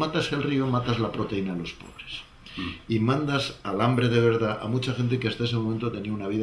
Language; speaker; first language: Spanish; native; Spanish